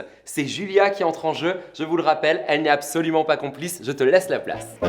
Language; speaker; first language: French; native; French